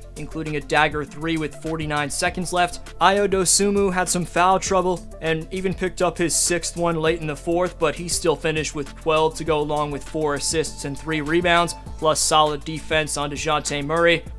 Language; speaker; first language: English; native; English